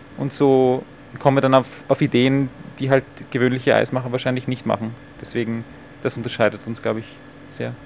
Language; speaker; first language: German; non-native, fluent; Italian